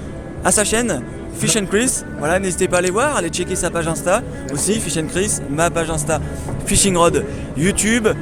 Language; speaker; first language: French; native; French